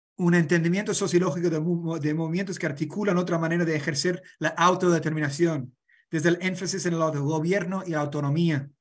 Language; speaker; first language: Spanish; non-native, fluent; English